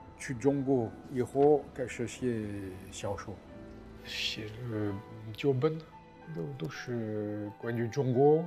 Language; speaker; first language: Chinese; non-native, fluent; French